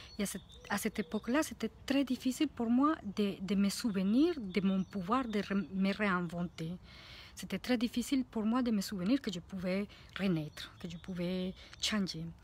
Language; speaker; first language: French; non-native, fluent; Spanish